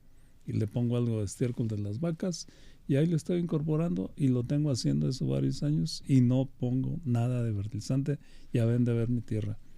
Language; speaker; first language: Spanish; native; Spanish